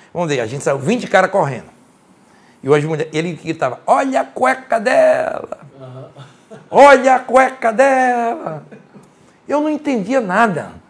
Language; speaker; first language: Portuguese; native; Portuguese